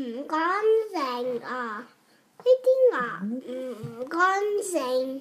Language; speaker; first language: Chinese; early bilingual, heritage; Cantonese